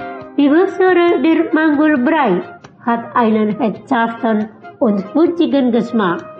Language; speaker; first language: German; non-native, learner; Indonesian